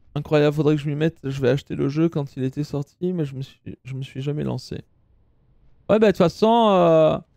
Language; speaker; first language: French; early bilingual, other home language; Italian